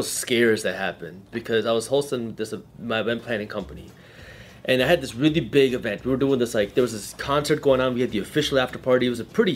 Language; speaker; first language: English; early bilingual, other home language; Punjabi